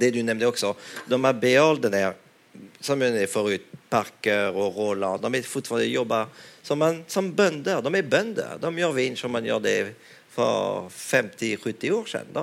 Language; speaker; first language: Swedish; non-native, fluent; French